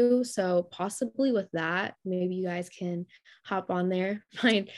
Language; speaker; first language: English; native; English